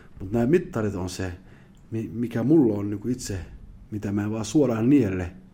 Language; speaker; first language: Finnish; early bilingual, other home language; Somali